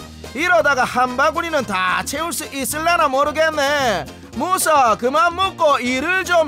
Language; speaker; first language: Korean; native; Korean